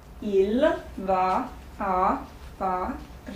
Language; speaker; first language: French; non-native, learner; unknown